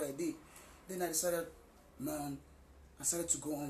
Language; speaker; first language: English; non-native, local second language; Igbo